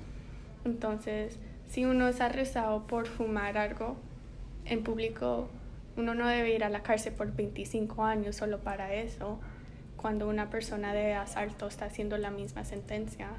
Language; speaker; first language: Spanish; early bilingual, heritage; Spanish